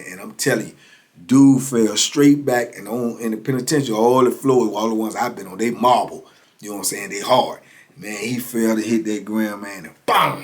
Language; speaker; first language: English; native; English